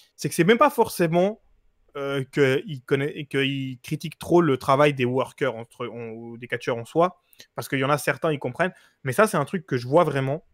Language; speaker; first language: French; early bilingual, other home language; Portuguese